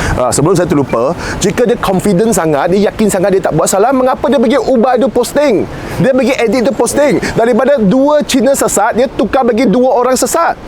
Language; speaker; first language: Malay; non-native, local second language; Chinese